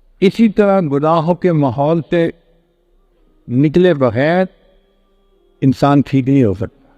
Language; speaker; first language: Urdu; non-native, local second language; Punjabi